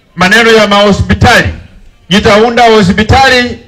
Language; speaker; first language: Swahili; non-native, local second language; Luyia